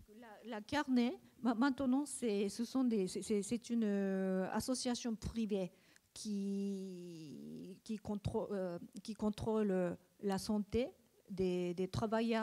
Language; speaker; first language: French; non-native, learner; Japanese